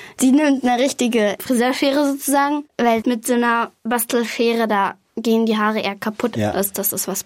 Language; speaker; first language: German; native; German